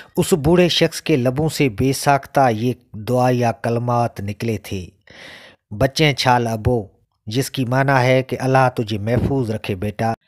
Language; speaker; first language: Urdu; non-native, local second language; Sindhi